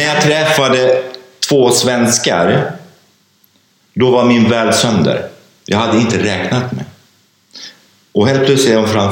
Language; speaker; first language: Swedish; non-native, fluent; Kurdish